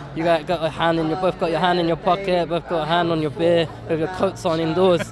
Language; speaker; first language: English; native; English